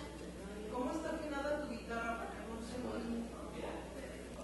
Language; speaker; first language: Spanish; native; Spanish